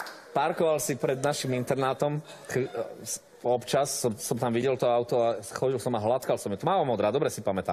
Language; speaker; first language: Slovak; native; Slovak